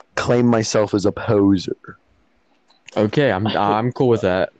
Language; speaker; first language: English; native; English